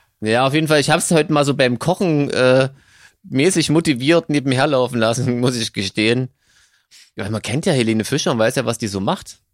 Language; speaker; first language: German; native; German